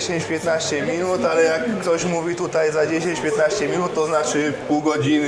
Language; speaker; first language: Polish; early bilingual, heritage; Polish